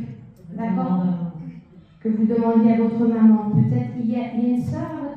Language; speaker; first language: French; native; French